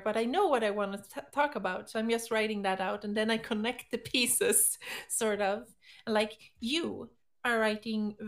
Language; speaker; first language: English; non-native, fluent; Swedish